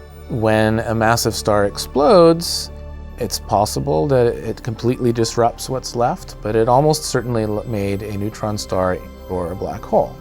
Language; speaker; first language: English; native; English